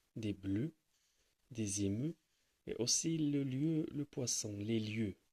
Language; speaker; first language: French; non-native, local second language; Arabic